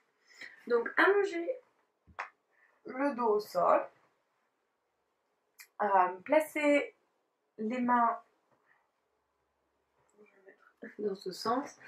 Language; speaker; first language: French; native; French